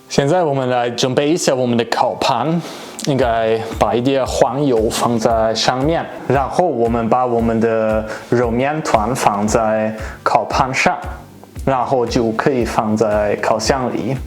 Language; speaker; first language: Chinese; non-native, fluent; German